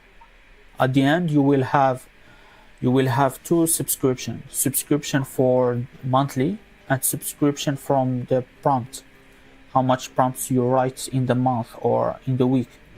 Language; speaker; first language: English; non-native, local second language; Arabic